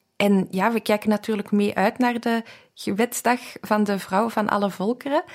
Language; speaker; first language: Dutch; native; Dutch